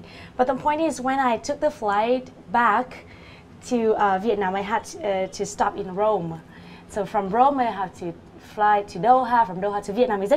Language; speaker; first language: English; non-native, fluent; Vietnamese